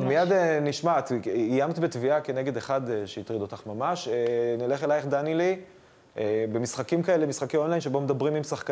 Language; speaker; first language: Hebrew; native; Hebrew